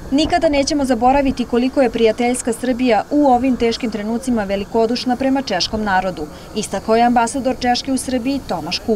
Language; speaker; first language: Serbian; native; Serbian